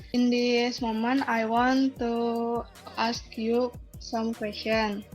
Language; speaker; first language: English; non-native, learner; Indonesian